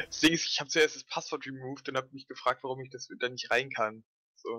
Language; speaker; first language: German; native; German